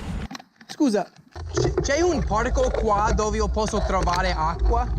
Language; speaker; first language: Italian; non-native, learner; English